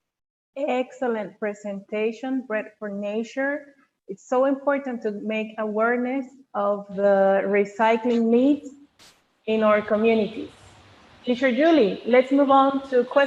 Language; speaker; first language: English; non-native, fluent; Spanish